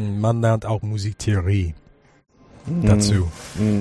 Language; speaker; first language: German; non-native, fluent; English